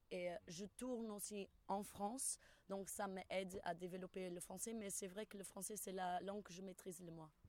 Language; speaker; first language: French; non-native, fluent; Portuguese